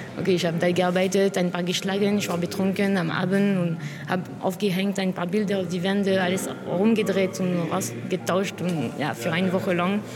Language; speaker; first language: German; non-native, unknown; French